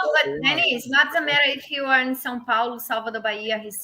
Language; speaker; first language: Portuguese; native; Portuguese